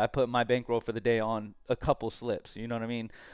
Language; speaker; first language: English; native; English